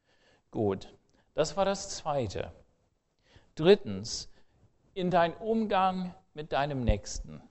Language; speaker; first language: German; non-native, fluent; English